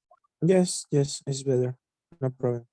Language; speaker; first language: English; non-native, learner; Spanish